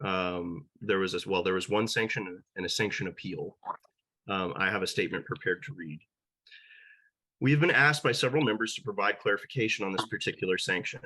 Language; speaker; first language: English; native; English